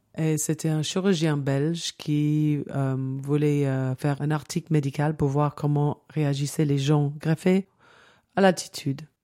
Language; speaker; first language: French; non-native, fluent; English